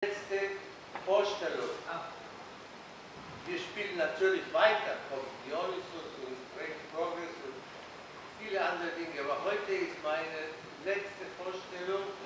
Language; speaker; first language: German; non-native, fluent; Spanish